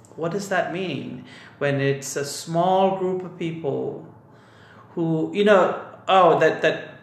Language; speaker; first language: English; non-native, local second language; Tamil